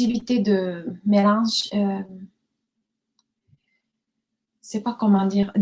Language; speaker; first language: French; non-native, learner; Japanese